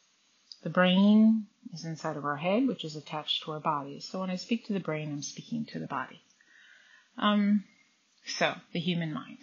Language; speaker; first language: English; native; English